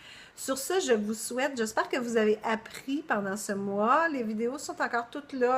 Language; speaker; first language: French; native; French